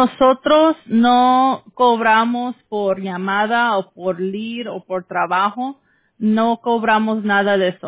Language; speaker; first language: Spanish; early bilingual, heritage; English